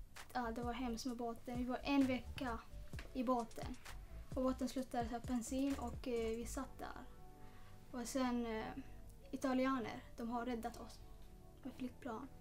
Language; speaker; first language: Swedish; non-native, learner; Tigrinya